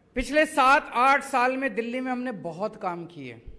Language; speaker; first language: Hindi; native; Hindi